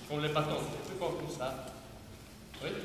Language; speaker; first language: French; non-native, fluent; Romanian